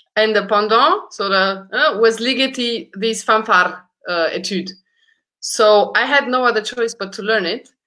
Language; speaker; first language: English; early bilingual, other home language; Romanian